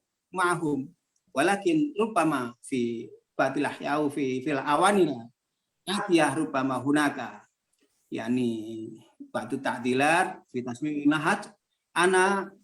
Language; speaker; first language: Arabic; non-native, fluent; Indonesian